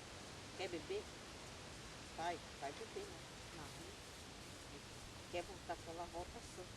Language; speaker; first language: Portuguese; non-native, local second language; Guarani